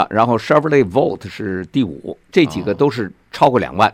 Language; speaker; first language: Chinese; native; Chinese